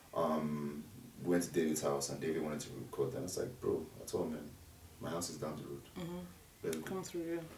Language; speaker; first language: English; non-native, local second language; Yoruba